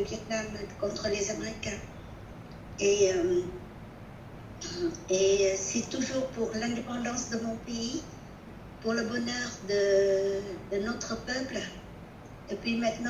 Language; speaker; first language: French; non-native, local second language; Vietnamese